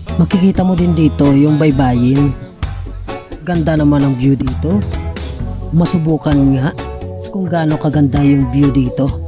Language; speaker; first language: Filipino; non-native, local second language; Hiligaynon